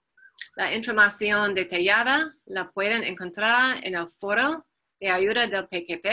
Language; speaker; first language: Spanish; non-native, fluent; English